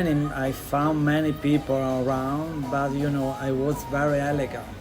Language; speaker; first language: English; non-native, learner; Italian